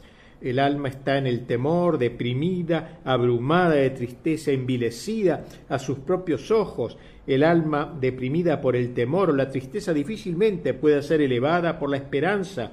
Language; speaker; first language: Spanish; native; Spanish